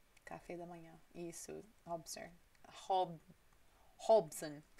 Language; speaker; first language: Portuguese; non-native, learner; English